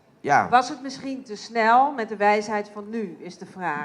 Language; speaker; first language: Dutch; native; Dutch